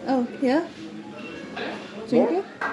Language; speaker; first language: English; non-native, fluent; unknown